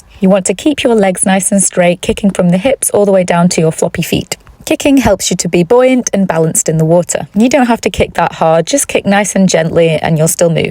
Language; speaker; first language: English; native; English